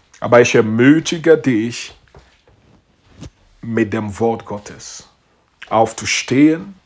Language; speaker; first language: German; non-native, learner; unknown